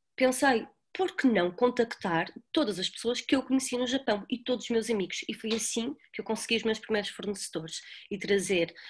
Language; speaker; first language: Portuguese; native; Portuguese